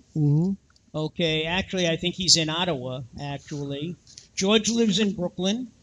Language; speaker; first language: English; native; English